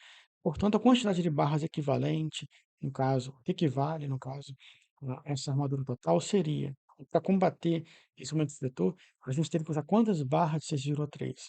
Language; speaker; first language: Portuguese; native; Portuguese